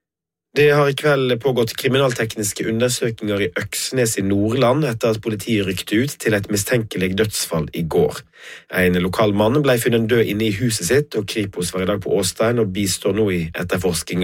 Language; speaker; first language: Norwegian; native; Norwegian